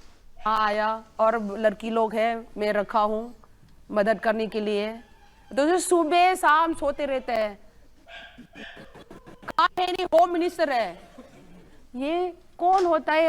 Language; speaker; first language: Hindi; non-native, local second language; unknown